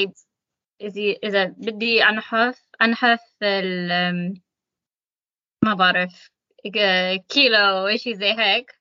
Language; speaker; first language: Arabic; non-native, learner; English